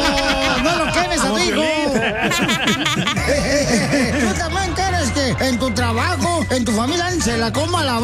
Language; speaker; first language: Spanish; native; Spanish